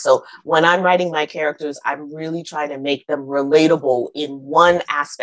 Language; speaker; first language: English; early bilingual, other home language; Akan